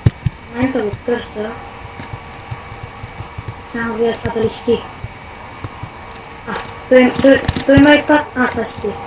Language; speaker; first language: Bulgarian; native; Bulgarian